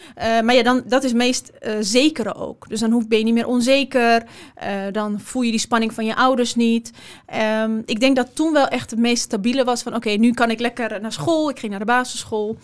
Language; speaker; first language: Dutch; early bilingual, other home language; Persian